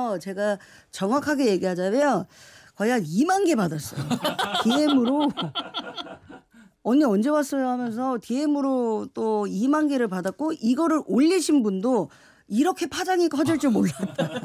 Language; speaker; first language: Korean; native; Korean